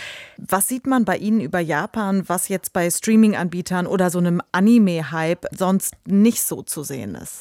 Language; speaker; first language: German; native; German